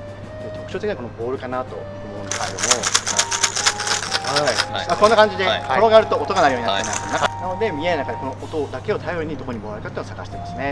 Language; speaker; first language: Japanese; native; Japanese